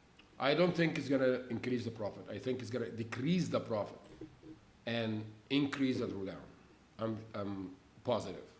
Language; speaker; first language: English; non-native, fluent; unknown